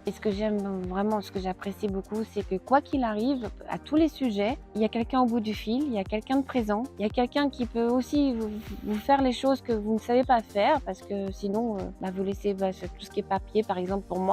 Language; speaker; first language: French; native; French